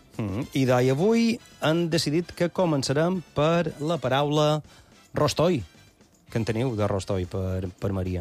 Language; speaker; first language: Catalan; native; Catalan